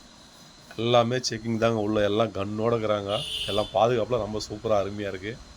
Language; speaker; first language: Tamil; native; Tamil